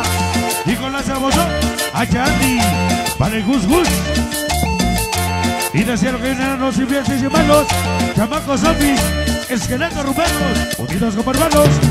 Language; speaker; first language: Spanish; native; Spanish